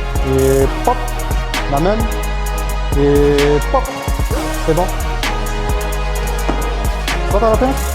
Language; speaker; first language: French; native; French